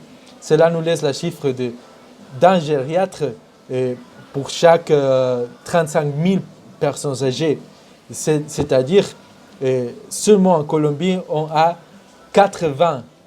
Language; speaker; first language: French; non-native, learner; Spanish